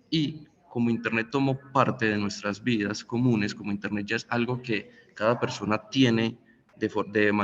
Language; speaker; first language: Spanish; native; Spanish